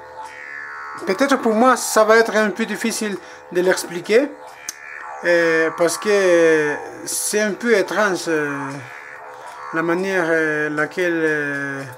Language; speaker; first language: French; non-native, learner; Spanish